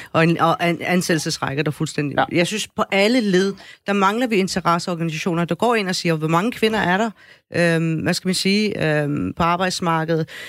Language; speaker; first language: Danish; early bilingual, other home language; Persian